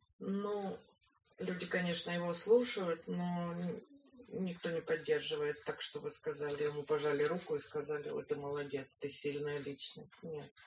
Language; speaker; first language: Russian; native; Russian